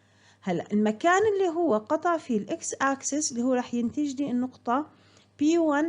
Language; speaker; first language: Arabic; native; Arabic